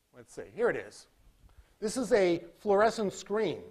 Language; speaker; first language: English; native; English